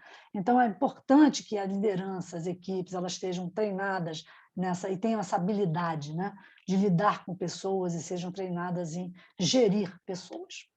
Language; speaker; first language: Portuguese; native; Portuguese